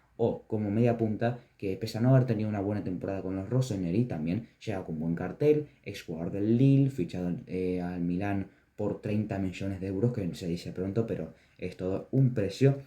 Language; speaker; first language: Spanish; native; Spanish